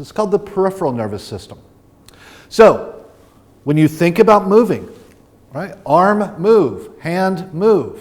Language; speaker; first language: English; native; English